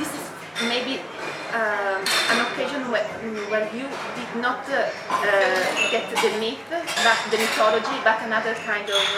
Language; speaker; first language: English; non-native, fluent; Italian